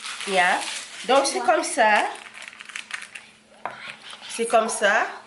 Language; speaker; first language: French; non-native, local second language; Lingala